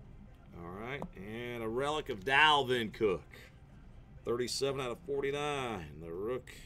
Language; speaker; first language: English; native; English